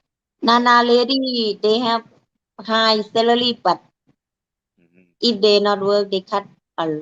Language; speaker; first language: English; non-native, learner; Thai